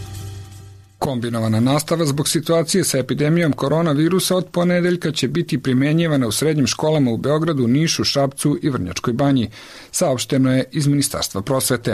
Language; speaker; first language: Croatian; native; Croatian